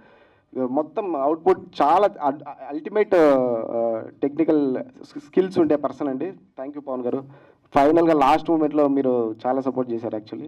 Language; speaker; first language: Telugu; native; Telugu